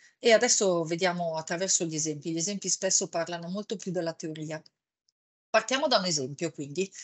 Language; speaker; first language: Italian; native; Italian